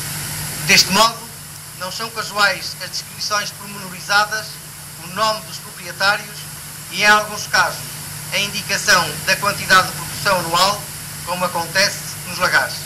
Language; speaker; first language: Portuguese; native; Portuguese